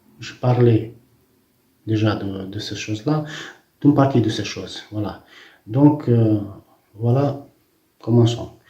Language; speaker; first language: French; non-native, fluent; Romanian